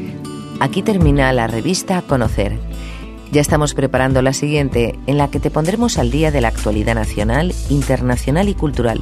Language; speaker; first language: Spanish; native; Spanish